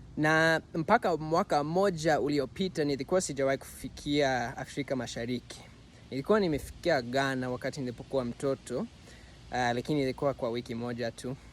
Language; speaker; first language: Swahili; non-native, fluent; English